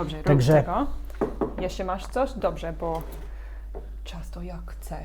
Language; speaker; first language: Polish; non-native, learner; English